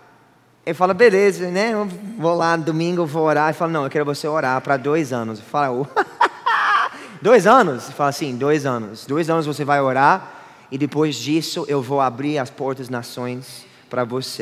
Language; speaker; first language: Portuguese; non-native, fluent; English